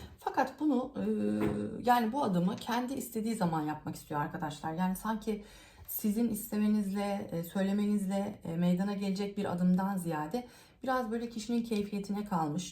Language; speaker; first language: Turkish; native; Turkish